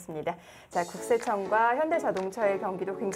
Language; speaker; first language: Korean; native; Korean